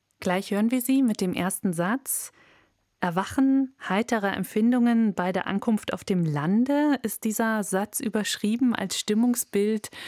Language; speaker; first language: German; native; German